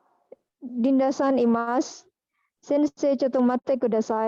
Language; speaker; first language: Japanese; non-native, learner; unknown